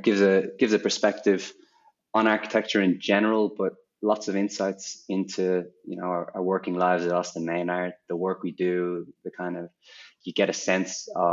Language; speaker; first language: English; native; English